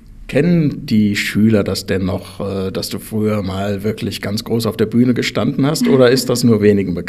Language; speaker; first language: German; native; German